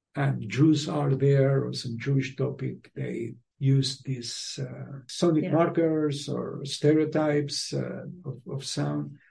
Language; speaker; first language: English; non-native, fluent; Spanish